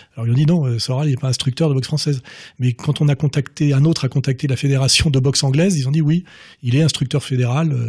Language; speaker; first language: French; native; French